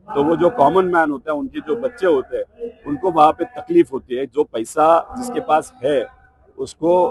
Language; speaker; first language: Hindi; non-native, local second language; Marathi